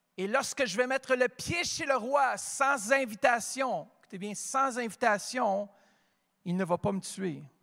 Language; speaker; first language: French; native; French